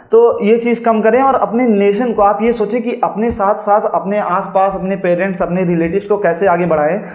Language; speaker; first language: Hindi; native; Hindi